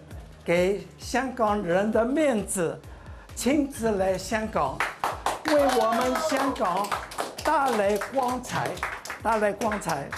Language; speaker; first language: Chinese; non-native, local second language; Cantonese